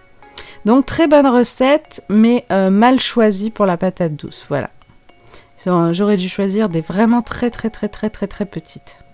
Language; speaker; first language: French; native; French